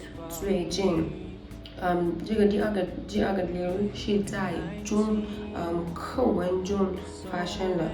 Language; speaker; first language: Chinese; non-native, learner; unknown